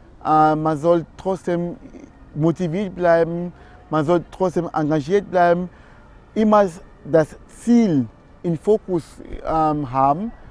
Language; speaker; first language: German; non-native, fluent; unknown